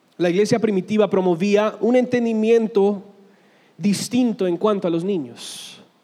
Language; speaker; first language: Spanish; non-native, fluent; English